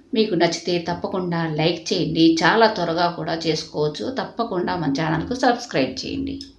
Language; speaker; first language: Telugu; native; Telugu